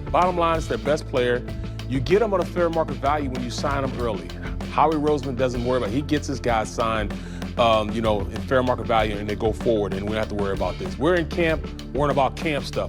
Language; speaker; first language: English; native; English